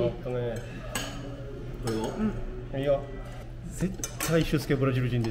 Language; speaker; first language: Japanese; non-native, learner; Portuguese